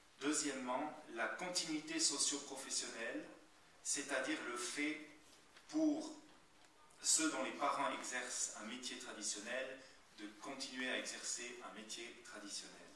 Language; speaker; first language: French; native; French